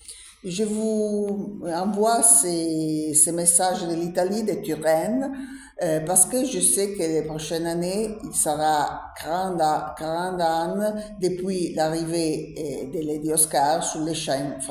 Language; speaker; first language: French; non-native, learner; Italian